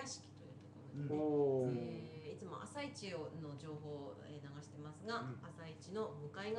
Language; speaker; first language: Japanese; native; Japanese